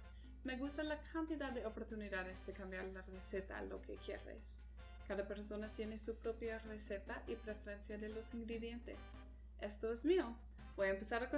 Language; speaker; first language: Spanish; non-native, learner; English